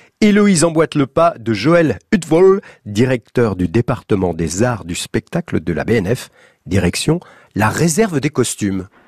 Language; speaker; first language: French; native; French